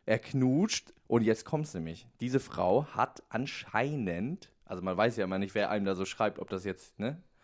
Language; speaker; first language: German; native; German